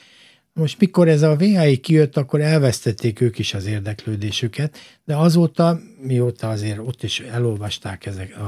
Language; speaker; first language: Hungarian; native; Hungarian